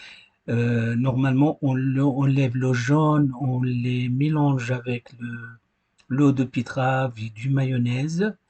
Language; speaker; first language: French; non-native, learner; Arabic